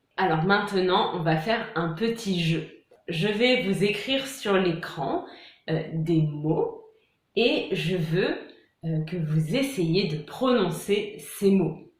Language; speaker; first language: French; native; French